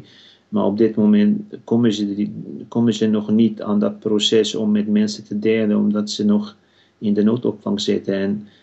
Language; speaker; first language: Dutch; non-native, fluent; Kurdish